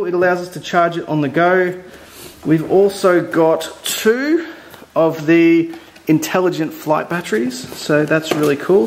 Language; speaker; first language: English; native; English